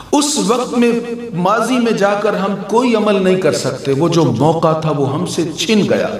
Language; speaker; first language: Urdu; non-native, local second language; Punjabi